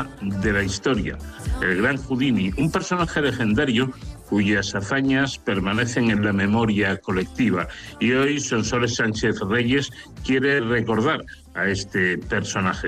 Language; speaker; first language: Spanish; native; Spanish